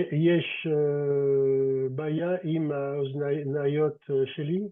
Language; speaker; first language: Hebrew; non-native, learner; French